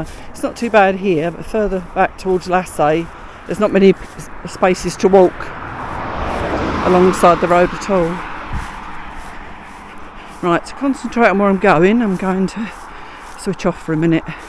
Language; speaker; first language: English; native; English